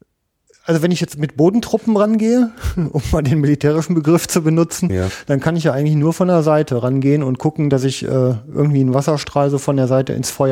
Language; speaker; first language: German; native; German